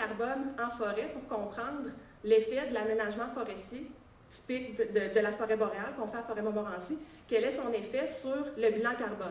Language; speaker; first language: French; native; French